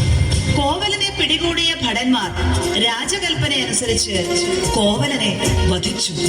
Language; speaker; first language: Malayalam; native; Malayalam